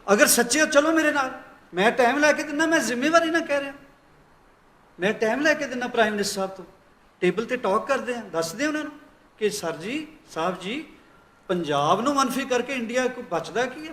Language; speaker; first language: Hindi; non-native, local second language; Punjabi